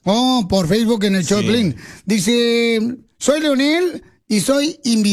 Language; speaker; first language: Spanish; native; Spanish